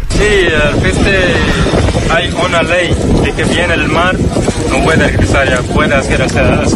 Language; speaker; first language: Spanish; non-native, learner; Arabic